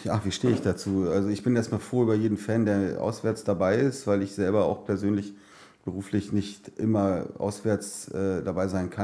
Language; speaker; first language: German; native; German